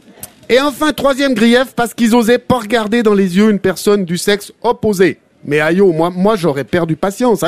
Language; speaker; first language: French; native; French